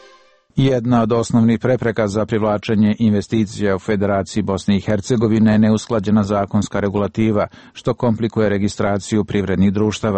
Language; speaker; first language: Serbian; native; Serbian